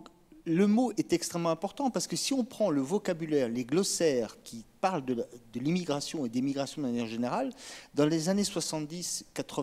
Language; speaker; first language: French; native; French